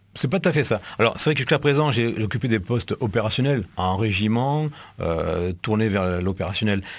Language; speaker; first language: French; native; French